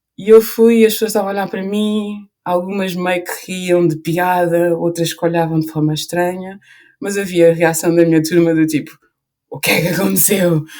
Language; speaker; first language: Portuguese; early bilingual, other home language; Upper Guinea Crioulo